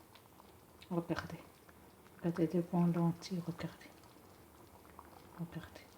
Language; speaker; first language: French; non-native, local second language; Arabic